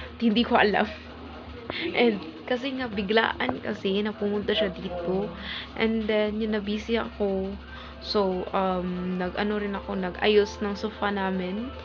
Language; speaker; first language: Filipino; non-native, local second language; Cebuano